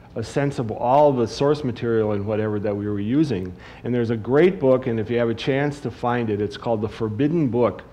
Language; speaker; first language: English; native; English